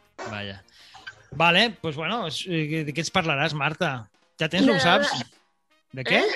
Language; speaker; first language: Catalan; native; Catalan